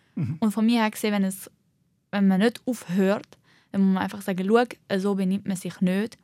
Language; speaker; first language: German; early bilingual, heritage; Arabic